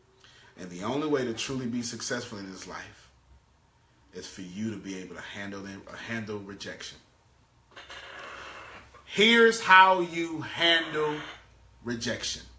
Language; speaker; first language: English; native; English